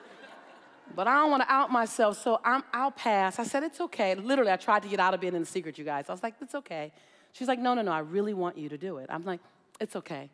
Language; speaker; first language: English; native; English